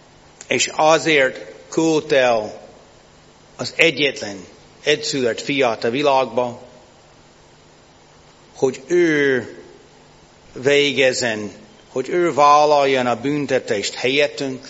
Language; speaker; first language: Hungarian; non-native, fluent; English